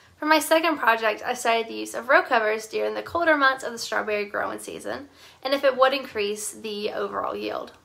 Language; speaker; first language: English; native; English